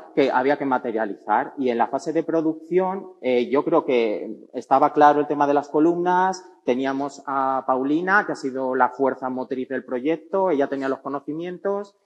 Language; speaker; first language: Spanish; native; Spanish